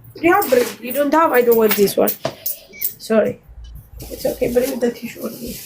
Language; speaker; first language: English; non-native, learner; Amharic